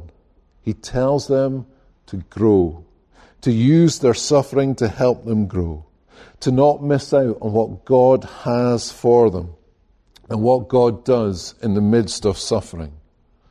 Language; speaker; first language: English; native; English